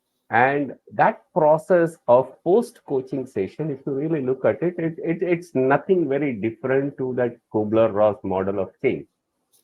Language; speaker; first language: English; non-native, local second language; Tamil